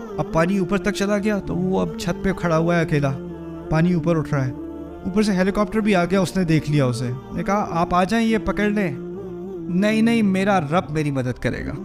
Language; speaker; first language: Urdu; early bilingual, heritage; Urdu